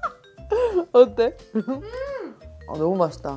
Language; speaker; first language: Korean; non-native, fluent; Georgian